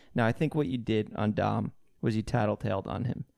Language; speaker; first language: English; native; English